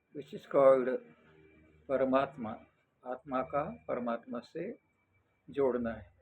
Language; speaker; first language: Hindi; non-native, local second language; Marathi